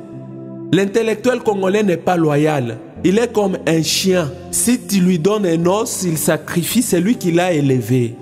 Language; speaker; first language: French; non-native, local second language; Swahili